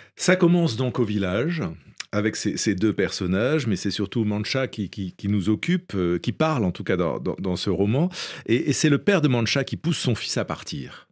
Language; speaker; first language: French; native; French